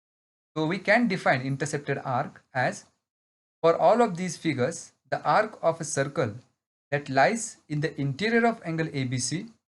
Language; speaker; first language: English; non-native, local second language; Marathi